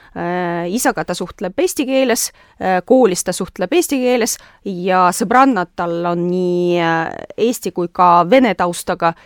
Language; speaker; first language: Estonian; non-native, local second language; Russian